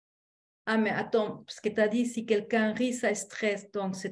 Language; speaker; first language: French; non-native, fluent; Spanish